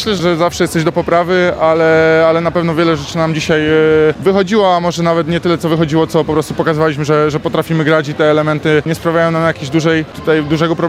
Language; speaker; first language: Polish; native; Polish